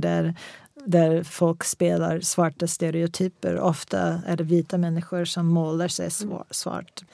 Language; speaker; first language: Swedish; non-native, fluent; English